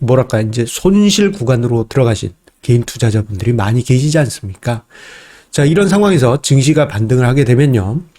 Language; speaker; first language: Korean; native; Korean